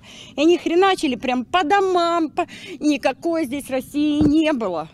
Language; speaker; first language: Russian; native; Russian